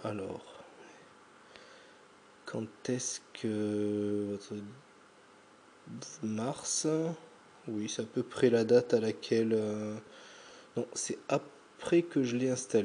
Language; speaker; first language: French; native; French